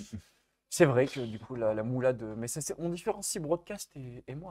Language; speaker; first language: French; native; French